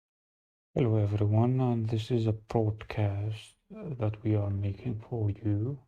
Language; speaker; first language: English; non-native, fluent; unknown